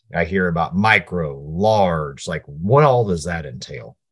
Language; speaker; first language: English; native; English